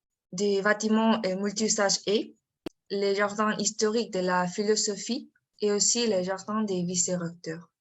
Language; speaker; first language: French; non-native, learner; Spanish